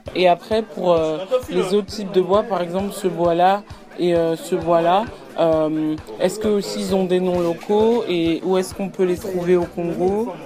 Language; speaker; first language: French; native; French